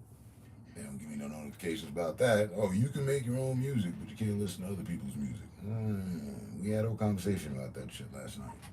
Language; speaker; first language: English; native; English